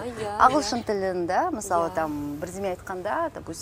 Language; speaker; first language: Kazakh; non-native, local second language; Russian